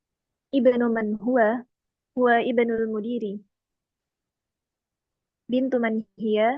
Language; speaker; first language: Arabic; non-native, learner; Indonesian